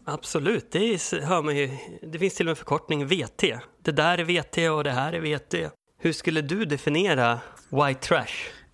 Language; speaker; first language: Swedish; native; Swedish